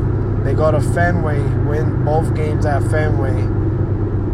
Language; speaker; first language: English; non-native, fluent; Spanish